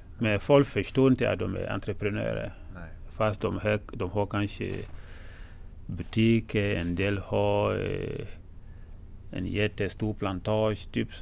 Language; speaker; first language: Swedish; non-native, fluent; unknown